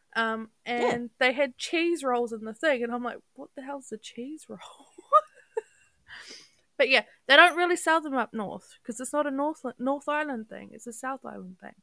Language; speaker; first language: English; native; English